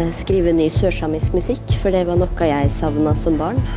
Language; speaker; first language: Norwegian; native; Norwegian